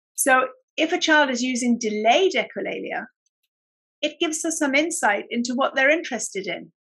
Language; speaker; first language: English; native; English